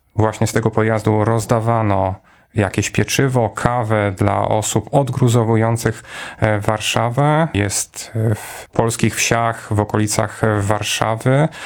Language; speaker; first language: Polish; native; Polish